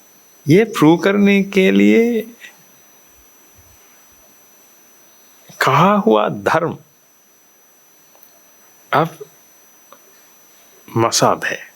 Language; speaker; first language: Hindi; non-native, fluent; Sinhala